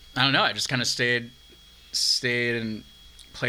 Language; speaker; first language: English; native; English